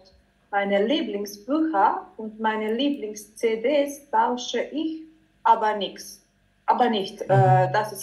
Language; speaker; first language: German; non-native, learner; Croatian